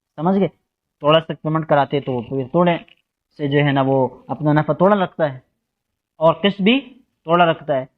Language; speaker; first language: Urdu; non-native, local second language; Pashto